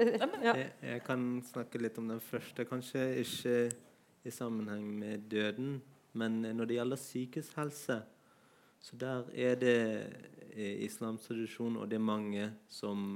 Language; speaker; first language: Norwegian; non-native, fluent; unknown